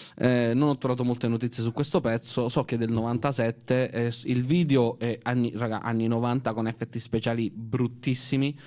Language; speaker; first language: Italian; native; Italian